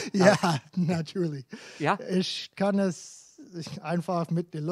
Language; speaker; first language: German; non-native, fluent; English